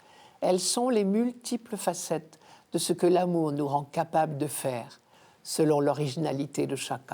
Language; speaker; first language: French; native; French